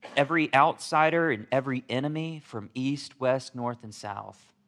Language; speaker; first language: English; native; English